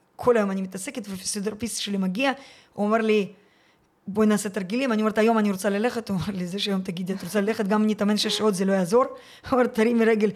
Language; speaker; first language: Hebrew; early bilingual, other home language; Russian